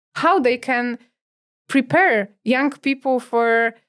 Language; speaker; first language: English; non-native, fluent; Polish